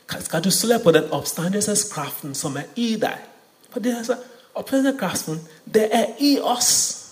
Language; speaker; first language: Norwegian; non-native, fluent; Yoruba